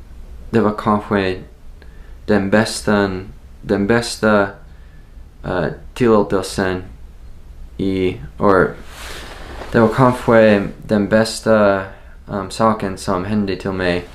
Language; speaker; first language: Swedish; non-native, learner; English